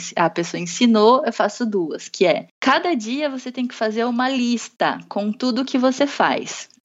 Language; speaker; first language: Portuguese; native; Portuguese